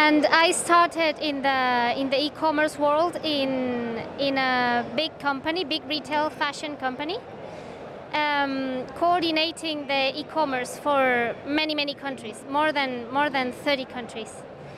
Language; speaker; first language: English; non-native, fluent; Spanish